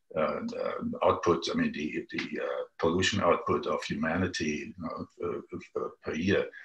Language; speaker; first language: English; non-native, fluent; German